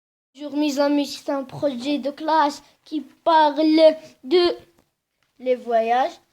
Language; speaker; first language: French; non-native, learner; Arabic